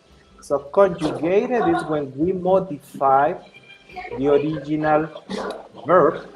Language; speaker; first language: English; non-native, fluent; Spanish